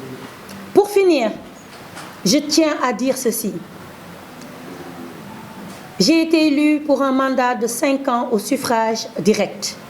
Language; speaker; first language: French; non-native, local second language; Wolof